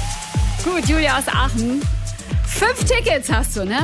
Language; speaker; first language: German; native; German